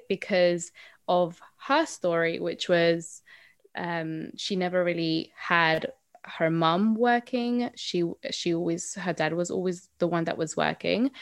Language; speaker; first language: English; non-native, fluent; Spanish